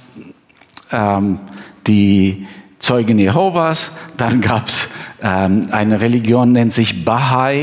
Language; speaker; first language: German; non-native, fluent; Albanian